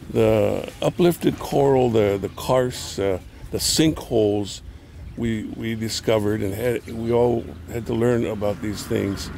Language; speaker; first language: English; native; English